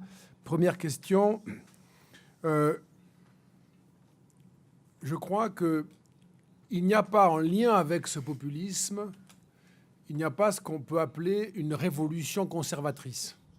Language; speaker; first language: French; native; French